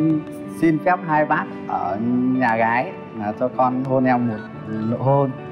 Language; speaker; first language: Vietnamese; native; Vietnamese